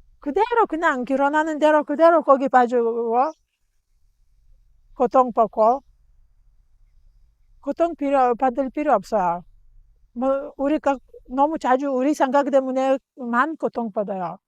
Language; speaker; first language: Korean; non-native, learner; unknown